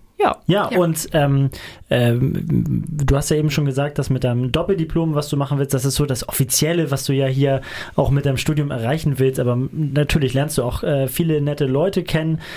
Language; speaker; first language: German; native; German